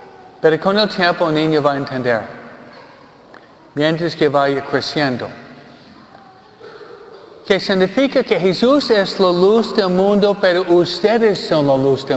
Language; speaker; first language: Spanish; non-native, fluent; English